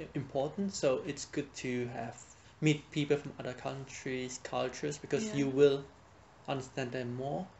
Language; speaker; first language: English; non-native, fluent; Vietnamese